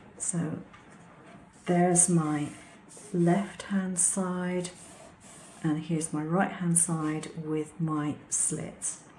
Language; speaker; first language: English; native; English